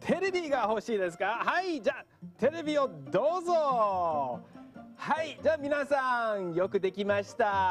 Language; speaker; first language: Japanese; non-native, fluent; English